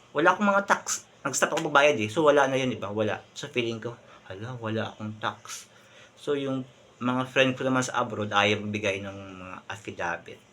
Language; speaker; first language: Filipino; non-native, local second language; Hiligaynon